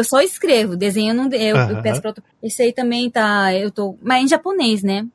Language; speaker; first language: Portuguese; early bilingual, heritage; Portuguese